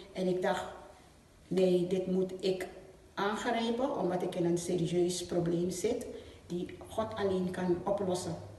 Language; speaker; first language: Dutch; native; Dutch